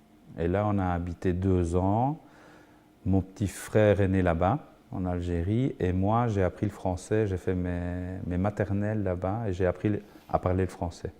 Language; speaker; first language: French; early bilingual, other home language; Spanish